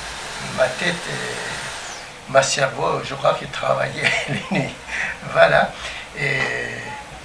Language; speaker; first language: French; non-native, fluent; Turkish